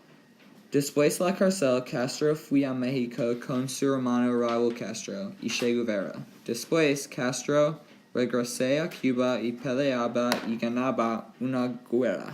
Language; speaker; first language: Spanish; non-native, learner; English